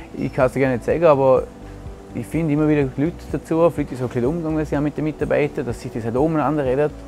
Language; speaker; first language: German; native; German